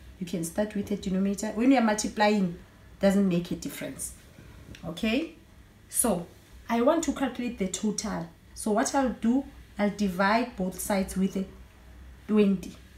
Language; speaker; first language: English; non-native, local second language; Zulu